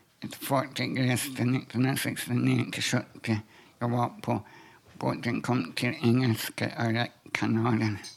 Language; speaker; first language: Swedish; non-native, learner; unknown